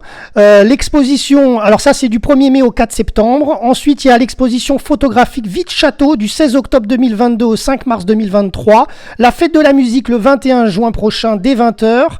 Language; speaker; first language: French; native; French